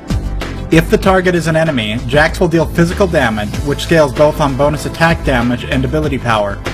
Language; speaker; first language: English; native; English